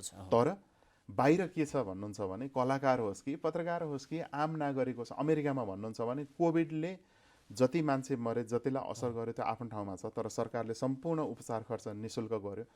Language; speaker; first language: Nepali; native; Nepali